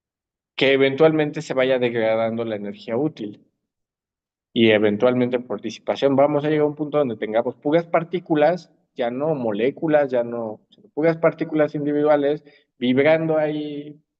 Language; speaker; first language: Spanish; native; Spanish